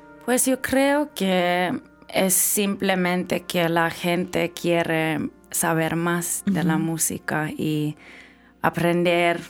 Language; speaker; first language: Spanish; non-native, learner; Finnish